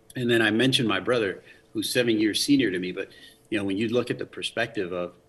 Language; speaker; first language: English; early bilingual, other home language; Spanish